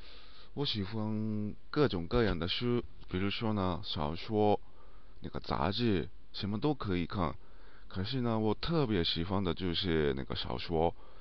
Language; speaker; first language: Chinese; non-native, learner; Japanese